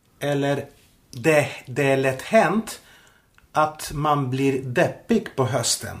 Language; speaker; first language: Swedish; non-native, fluent; Spanish